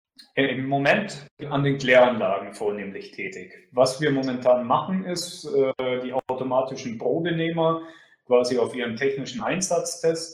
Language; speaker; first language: German; native; German